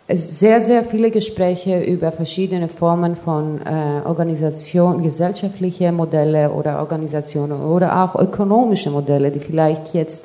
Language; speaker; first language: German; non-native, fluent; Greek